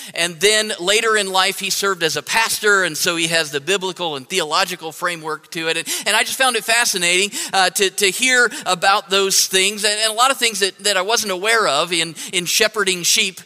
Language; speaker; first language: English; native; English